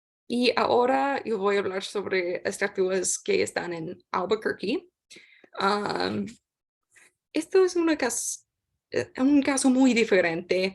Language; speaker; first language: Spanish; non-native, learner; English